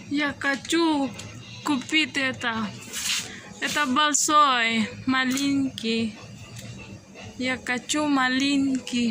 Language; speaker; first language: Russian; non-native, learner; Indonesian